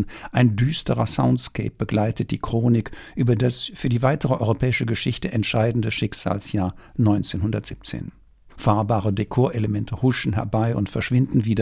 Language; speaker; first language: German; native; German